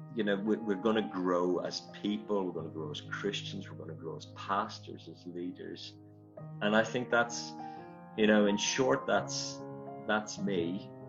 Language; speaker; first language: English; native; English